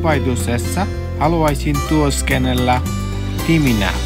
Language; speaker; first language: Finnish; non-native, learner; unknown